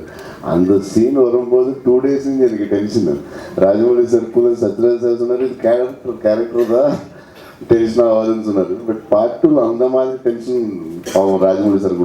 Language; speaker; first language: Tamil; non-native, local second language; Telugu